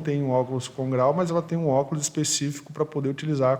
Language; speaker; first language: Portuguese; native; Portuguese